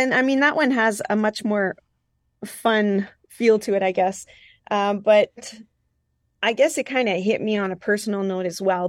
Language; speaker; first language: English; non-native, fluent; French